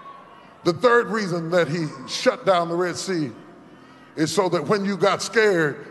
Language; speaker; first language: English; native; English